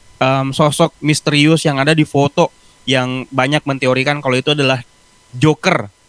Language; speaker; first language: Indonesian; native; Indonesian